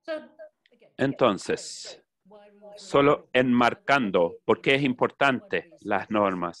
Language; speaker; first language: Spanish; non-native, fluent; English